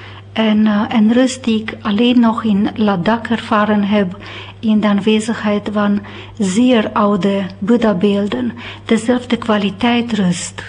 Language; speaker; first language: Dutch; non-native, fluent; Romanian